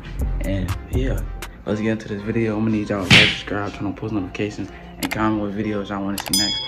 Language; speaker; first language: English; native; English